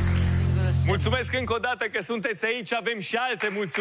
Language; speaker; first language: Romanian; native; Romanian